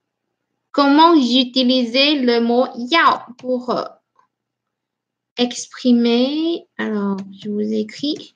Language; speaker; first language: French; non-native, fluent; Chinese